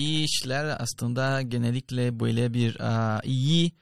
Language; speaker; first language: Turkish; non-native, fluent; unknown